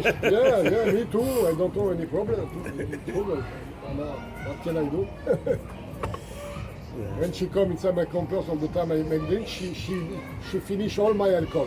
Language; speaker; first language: English; non-native, learner; French